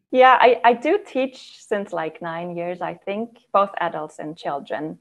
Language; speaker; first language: English; non-native, fluent; German